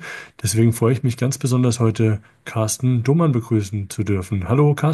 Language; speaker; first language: German; native; German